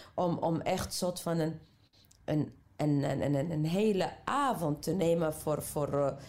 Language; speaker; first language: Dutch; non-native, fluent; Arabic